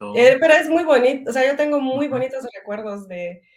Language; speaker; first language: Spanish; non-native, fluent; French